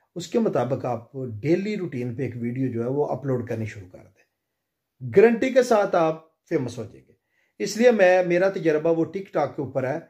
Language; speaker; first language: Urdu; non-native, local second language; Punjabi